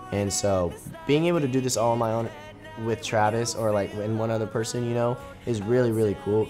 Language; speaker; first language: English; native; English